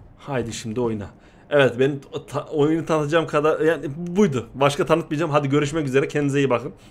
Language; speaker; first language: Turkish; early bilingual, heritage; Turkish